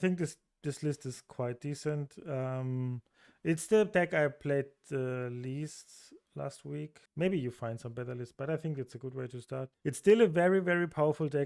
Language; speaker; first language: English; non-native, fluent; German